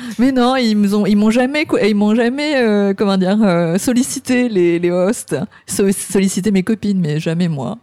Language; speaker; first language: French; early bilingual, other home language; Cantonese